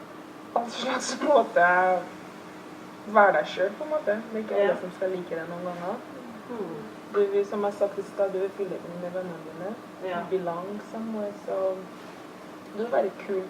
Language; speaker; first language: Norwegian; early bilingual, other home language; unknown